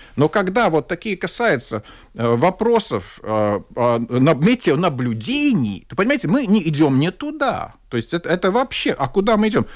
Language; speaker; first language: Russian; non-native, local second language; Latvian